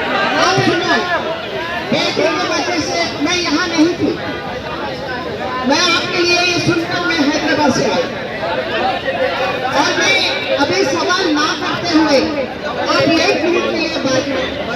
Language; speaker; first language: Hindi; non-native, local second language; Telugu